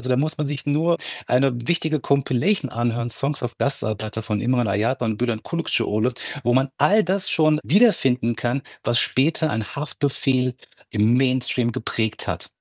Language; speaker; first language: German; early bilingual, other home language; Turkish